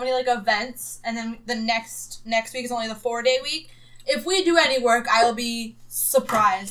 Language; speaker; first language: English; native; English